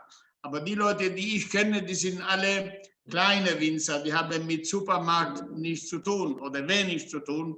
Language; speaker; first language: German; non-native, fluent; Italian